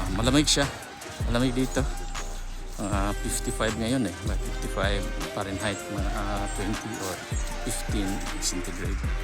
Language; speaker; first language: Filipino; non-native, local second language; Cebuano